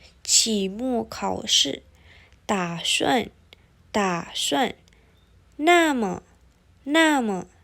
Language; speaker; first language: Chinese; non-native, fluent; Indonesian